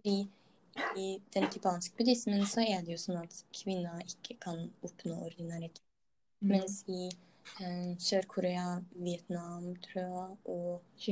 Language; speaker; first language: Norwegian; native; Norwegian